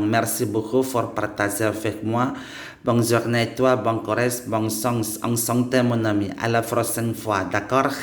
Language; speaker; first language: French; non-native, learner; Indonesian